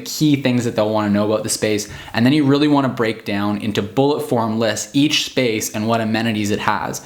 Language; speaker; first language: English; native; English